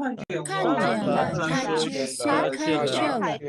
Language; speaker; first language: Chinese; non-native, learner; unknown